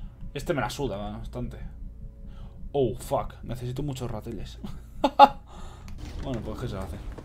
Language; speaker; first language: Spanish; native; Spanish